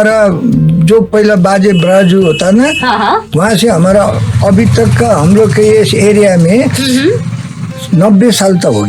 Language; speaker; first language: Hindi; non-native, learner; Nepali